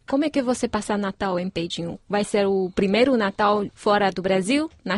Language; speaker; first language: Portuguese; non-native, fluent; Chinese